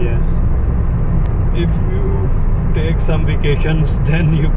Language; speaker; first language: English; non-native, learner; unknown